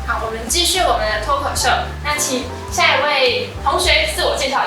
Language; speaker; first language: Chinese; native; Chinese